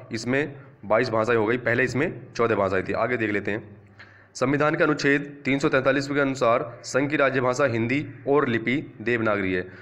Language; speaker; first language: Hindi; native; Hindi